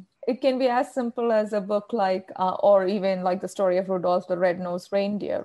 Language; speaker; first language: English; non-native, local second language; Malayalam